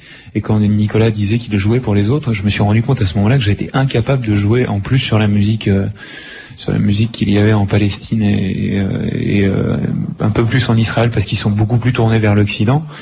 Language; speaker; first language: French; native; French